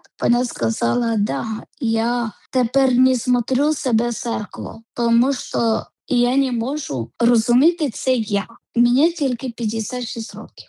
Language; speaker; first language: Ukrainian; non-native, learner; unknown